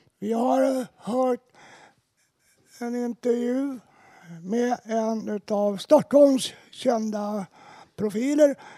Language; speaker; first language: Swedish; native; Swedish